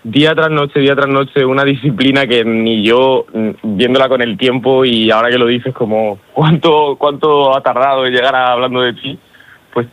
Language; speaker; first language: Spanish; native; Spanish